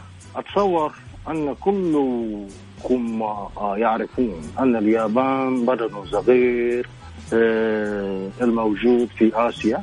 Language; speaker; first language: Arabic; non-native, fluent; Japanese